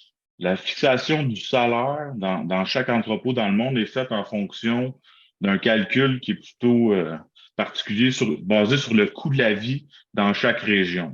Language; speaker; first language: French; native; French